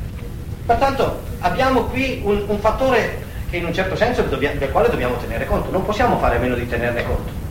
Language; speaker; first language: Italian; native; Italian